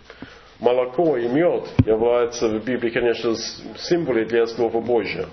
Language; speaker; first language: Russian; non-native, fluent; English